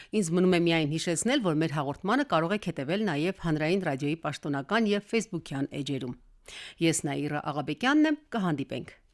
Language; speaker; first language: Armenian; native; Armenian